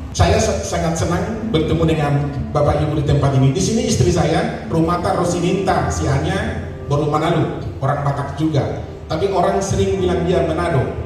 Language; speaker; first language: Indonesian; native; Indonesian